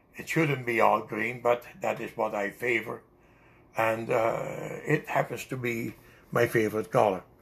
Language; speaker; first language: English; non-native, fluent; Dutch